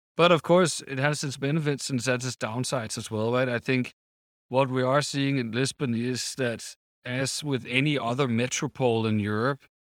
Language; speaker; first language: English; non-native, fluent; Danish